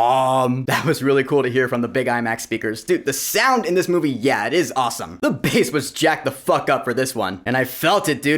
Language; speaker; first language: English; native; English